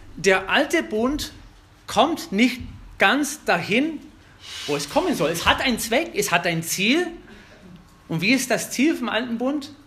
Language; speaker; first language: German; non-native, fluent; English